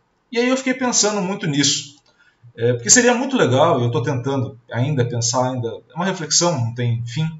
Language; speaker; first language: Portuguese; native; Portuguese